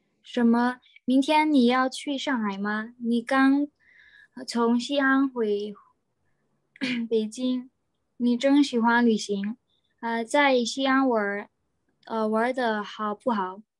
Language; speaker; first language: Chinese; non-native, learner; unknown